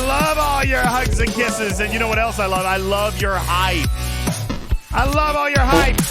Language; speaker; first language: English; native; English